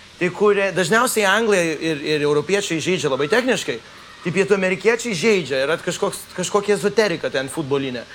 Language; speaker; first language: Lithuanian; early bilingual, heritage; Lithuanian